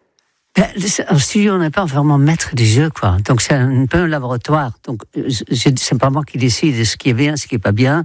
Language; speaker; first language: French; non-native, fluent; Dutch